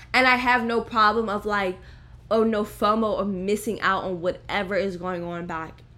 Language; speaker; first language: English; native; English